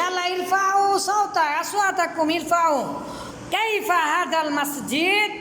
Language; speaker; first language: Arabic; non-native, fluent; Bangla